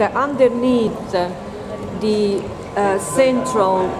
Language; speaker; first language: English; non-native, fluent; Italian